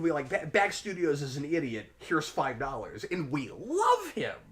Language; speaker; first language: English; native; English